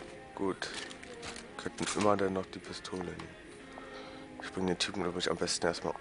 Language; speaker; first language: German; native; German